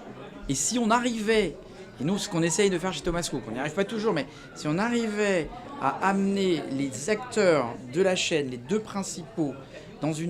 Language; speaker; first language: French; native; French